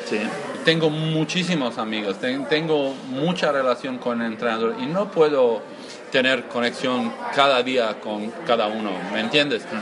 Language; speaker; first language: Spanish; non-native, learner; Croatian